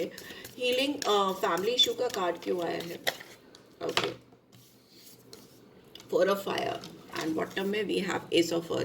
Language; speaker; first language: Hindi; native; Hindi